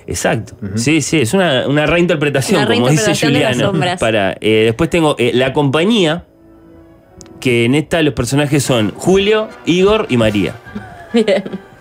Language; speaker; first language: Spanish; native; Spanish